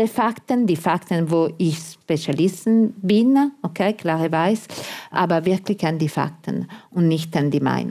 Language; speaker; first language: German; non-native, fluent; Italian